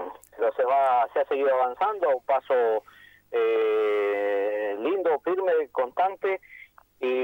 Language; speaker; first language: Spanish; native; Spanish